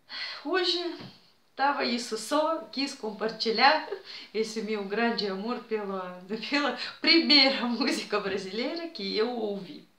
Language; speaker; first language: Portuguese; non-native, fluent; Russian